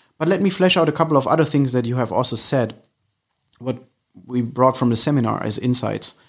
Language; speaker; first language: English; non-native, fluent; German